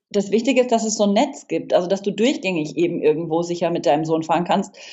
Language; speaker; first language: German; non-native, fluent; English